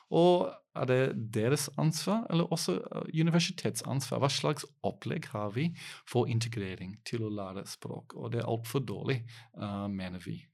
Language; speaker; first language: Norwegian; non-native, fluent; English